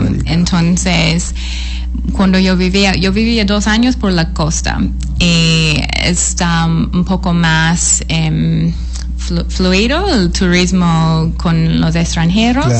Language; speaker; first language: Spanish; non-native, fluent; English